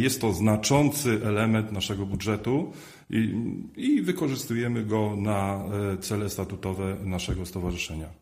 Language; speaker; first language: Polish; native; Polish